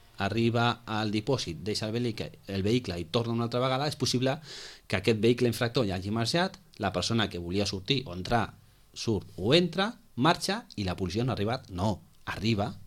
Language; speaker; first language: Catalan; non-native, local second language; Spanish